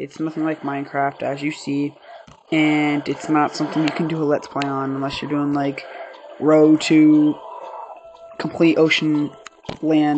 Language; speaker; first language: English; native; English